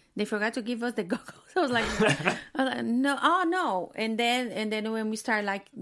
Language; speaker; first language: English; non-native, fluent; Portuguese